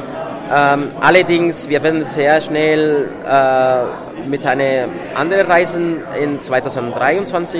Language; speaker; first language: German; non-native, fluent; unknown